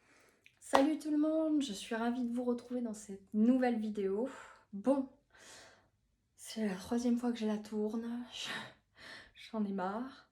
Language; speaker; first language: French; native; French